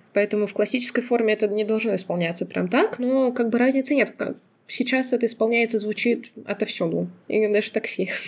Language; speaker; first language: Russian; non-native, local second language; Azerbaijani